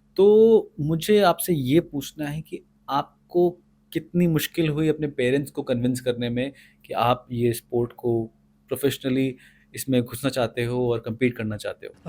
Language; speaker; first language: Hindi; native; Hindi